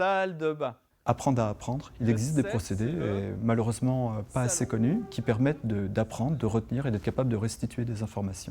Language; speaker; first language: French; native; French